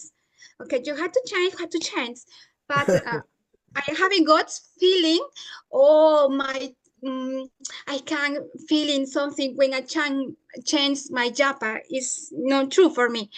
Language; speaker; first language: English; non-native, learner; Italian